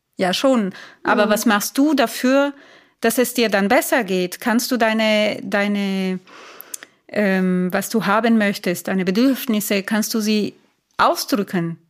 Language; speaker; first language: German; non-native, fluent; Spanish